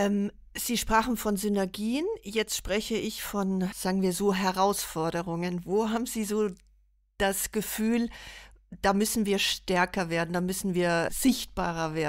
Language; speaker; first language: German; native; German